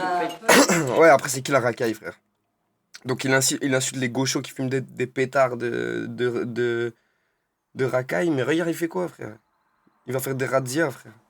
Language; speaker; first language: French; native; French